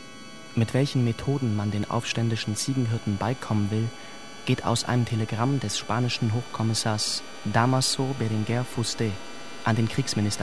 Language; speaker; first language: German; native; German